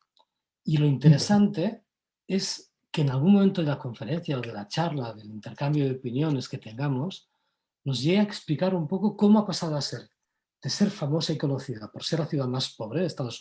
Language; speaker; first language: Spanish; non-native, local second language; Catalan